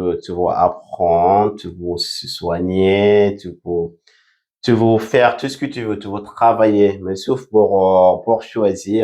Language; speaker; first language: French; non-native, fluent; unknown